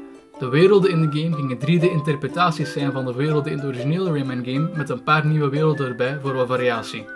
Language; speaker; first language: Dutch; native; Dutch